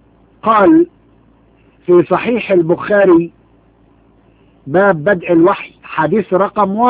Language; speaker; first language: Arabic; native; Arabic